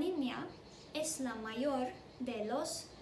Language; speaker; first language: Spanish; non-native, fluent; Turkish